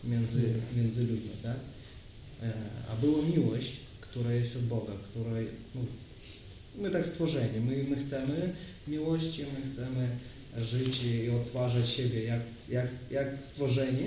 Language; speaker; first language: Polish; non-native, learner; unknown